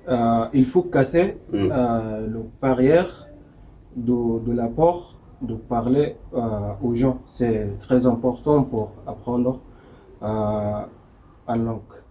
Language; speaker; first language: French; non-native, learner; Arabic